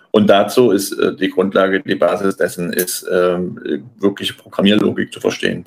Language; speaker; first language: German; native; German